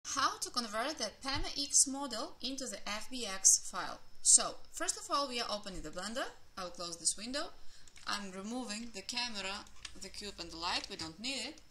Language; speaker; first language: English; non-native, fluent; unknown